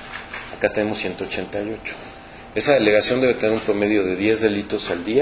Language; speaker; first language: Spanish; native; Spanish